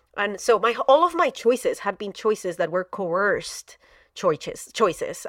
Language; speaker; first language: English; non-native, fluent; Spanish